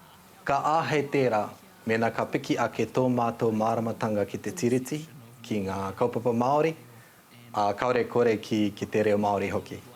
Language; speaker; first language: Māori; non-native, fluent; Nepali